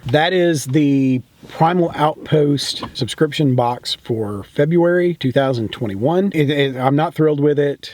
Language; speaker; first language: English; native; English